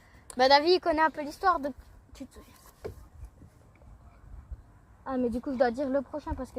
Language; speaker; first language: French; native; French